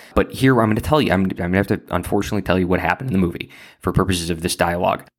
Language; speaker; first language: English; native; English